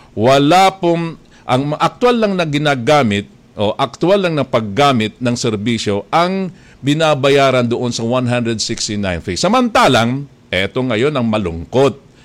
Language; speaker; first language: Filipino; native; Filipino